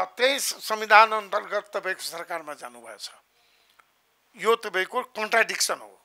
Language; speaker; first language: Nepali; non-native, local second language; Maithili